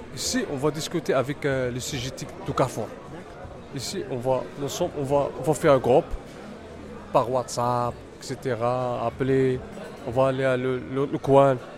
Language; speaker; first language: French; non-native, learner; Arabic